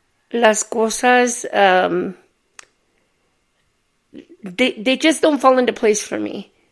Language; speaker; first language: English; early bilingual, other home language; Spanish